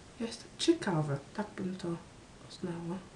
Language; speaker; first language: Polish; early bilingual, heritage; Polish